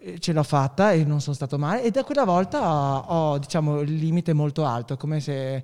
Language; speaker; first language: Italian; native; Italian